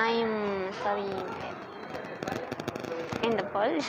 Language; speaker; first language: English; non-native, learner; Spanish